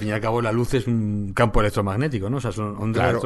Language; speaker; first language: Spanish; native; Spanish